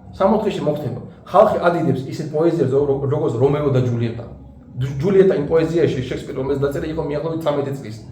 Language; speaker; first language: Georgian; non-native, local second language; Azerbaijani